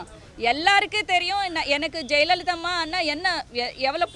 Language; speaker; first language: Tamil; non-native, learner; Telugu